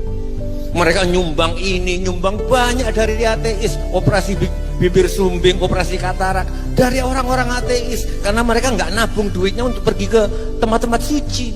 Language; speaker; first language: Indonesian; non-native, local second language; Javanese